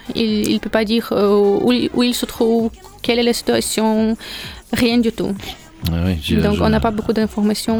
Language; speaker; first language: French; non-native, learner; Ukrainian